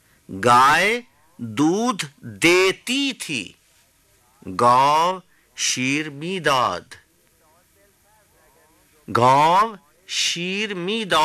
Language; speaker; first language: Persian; non-native, fluent; Hindi